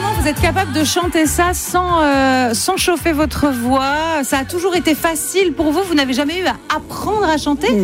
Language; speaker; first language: French; native; French